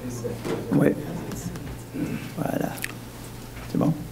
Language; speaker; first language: French; native; French